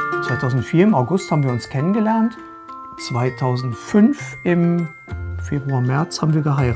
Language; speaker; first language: German; native; German